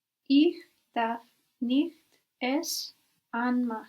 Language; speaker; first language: German; non-native, learner; English